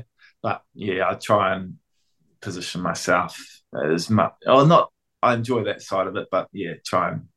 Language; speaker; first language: English; native; English